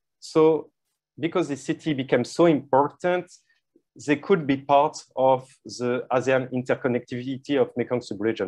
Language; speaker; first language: English; non-native, fluent; French